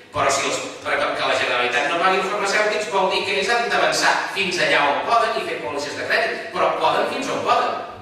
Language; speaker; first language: Catalan; native; Catalan